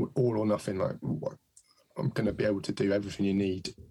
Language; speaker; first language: English; native; English